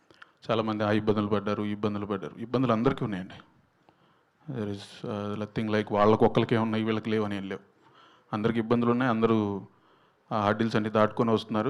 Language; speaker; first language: Telugu; native; Telugu